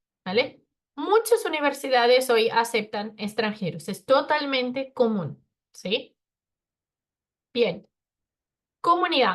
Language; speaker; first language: Spanish; non-native, fluent; Portuguese